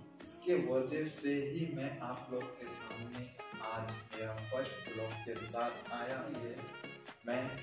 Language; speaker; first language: Hindi; non-native, local second language; Bangla